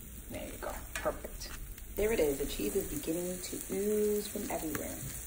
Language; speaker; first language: English; early bilingual, other home language; Spanish